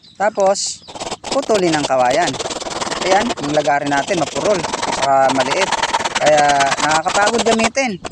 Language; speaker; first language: Filipino; non-native, local second language; Cebuano